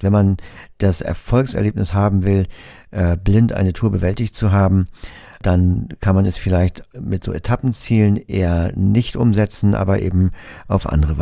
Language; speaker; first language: German; native; German